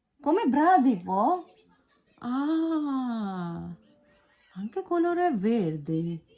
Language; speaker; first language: Italian; early bilingual, other home language; Bangla